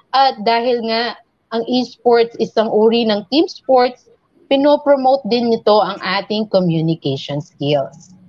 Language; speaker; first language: Filipino; non-native, local second language; Pampanga